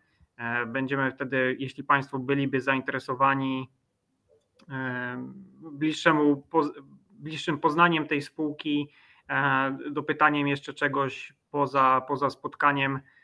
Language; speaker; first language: Polish; native; Polish